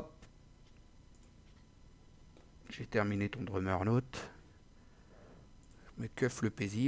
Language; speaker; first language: French; native; French